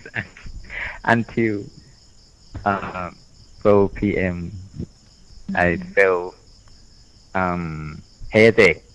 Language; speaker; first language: English; non-native, learner; Thai